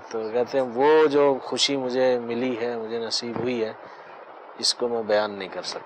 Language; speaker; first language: Urdu; native; Urdu